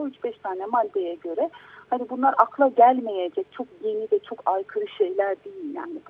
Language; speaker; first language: Turkish; native; Turkish